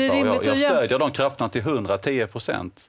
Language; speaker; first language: Swedish; native; Swedish